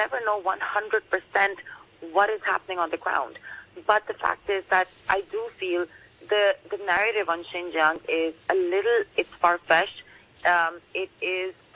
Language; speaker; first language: English; non-native, local second language; Urdu